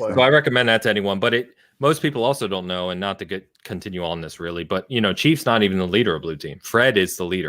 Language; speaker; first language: English; native; English